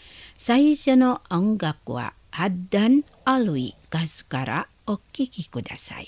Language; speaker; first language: Japanese; non-native, learner; Indonesian